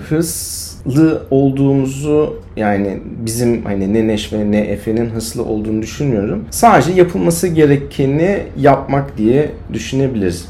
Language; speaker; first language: Turkish; early bilingual, other home language; German